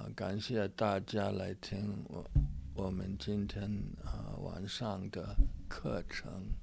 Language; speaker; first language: Chinese; non-native, fluent; English